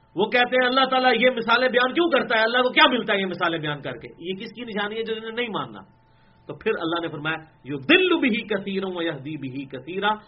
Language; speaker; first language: Urdu; non-native, local second language; Punjabi